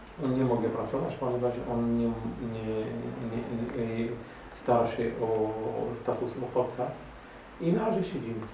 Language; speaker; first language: Polish; non-native, learner; Arabic